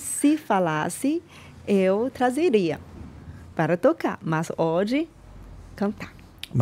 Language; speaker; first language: Portuguese; non-native, learner; Chinese